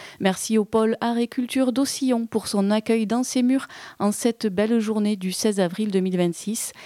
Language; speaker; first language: French; native; French